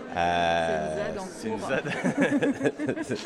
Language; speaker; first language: French; native; French